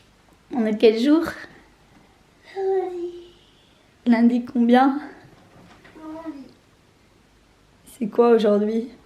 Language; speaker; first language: French; native; French